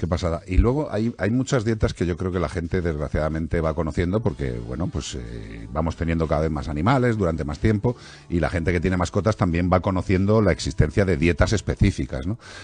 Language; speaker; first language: Spanish; native; Spanish